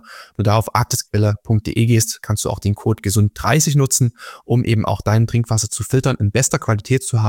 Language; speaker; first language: German; native; German